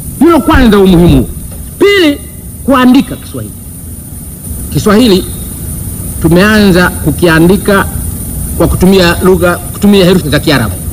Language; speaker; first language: Swahili; non-native, local second language; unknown